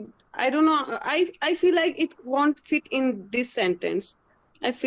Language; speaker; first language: English; non-native, learner; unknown